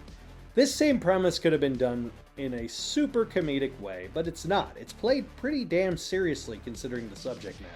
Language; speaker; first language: English; native; English